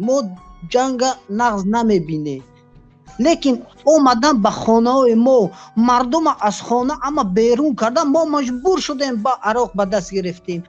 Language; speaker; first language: Tajik; non-native, local second language; Shughni